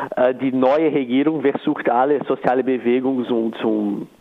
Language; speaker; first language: German; non-native, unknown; Portuguese